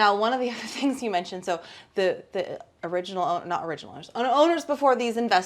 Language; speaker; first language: English; native; English